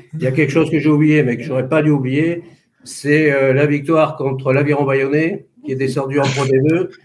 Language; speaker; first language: French; native; French